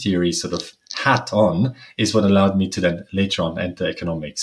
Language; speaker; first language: English; non-native, fluent; German